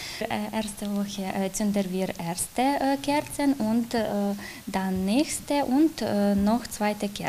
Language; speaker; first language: German; non-native, local second language; Ukrainian